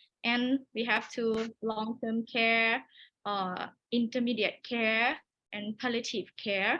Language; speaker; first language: English; non-native, learner; Thai